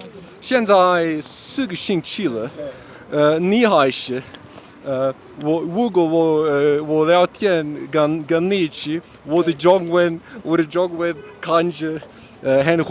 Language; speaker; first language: Chinese; non-native, learner; German